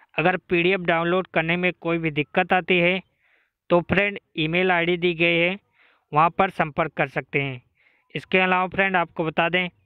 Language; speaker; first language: Hindi; native; Hindi